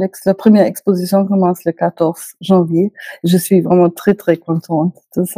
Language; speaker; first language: French; non-native, fluent; German